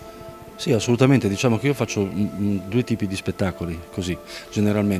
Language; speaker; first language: Italian; native; Italian